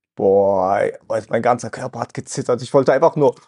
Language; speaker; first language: German; early bilingual, other home language; Russian